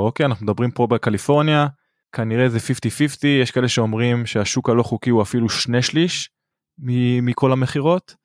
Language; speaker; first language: Hebrew; native; Hebrew